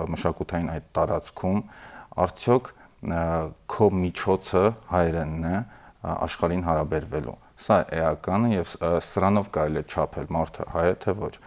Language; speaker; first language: Armenian; native; Armenian